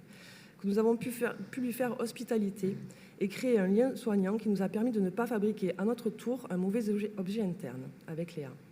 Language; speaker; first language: French; native; French